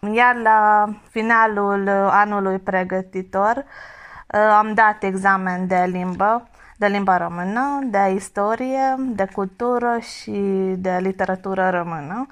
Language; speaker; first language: Romanian; non-native, fluent; Hungarian